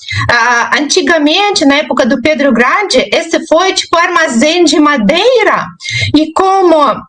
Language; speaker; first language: Portuguese; non-native, fluent; Russian